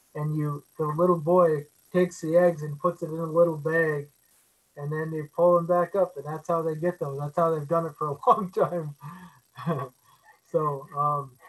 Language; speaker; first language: English; native; English